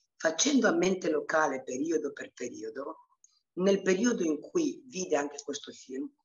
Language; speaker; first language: Italian; early bilingual, other home language; Romanian